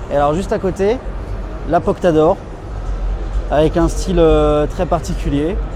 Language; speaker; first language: French; native; French